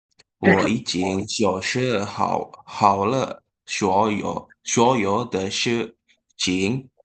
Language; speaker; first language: Chinese; non-native, learner; Indonesian